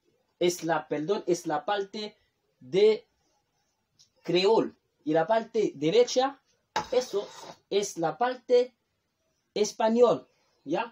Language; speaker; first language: Spanish; non-native, fluent; Haitian Creole